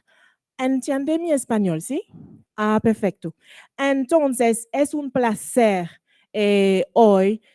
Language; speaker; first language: Spanish; non-native, learner; French